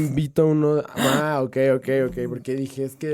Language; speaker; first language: Spanish; native; Spanish